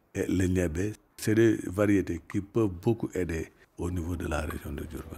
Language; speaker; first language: French; non-native, local second language; Wolof